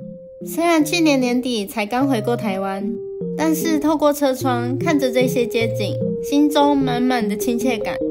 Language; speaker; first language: Chinese; native; Chinese